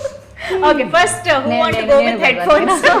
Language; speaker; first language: Telugu; native; Telugu